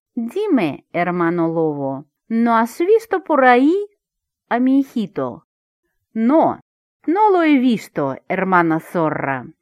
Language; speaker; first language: Spanish; non-native, fluent; Russian